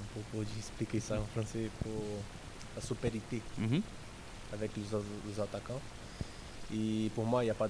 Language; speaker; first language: French; non-native, learner; Portuguese